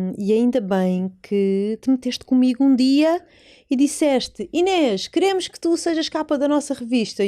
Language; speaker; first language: Portuguese; native; Portuguese